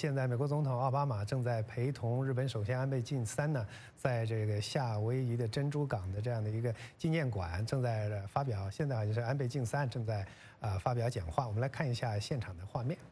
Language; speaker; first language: Chinese; native; Chinese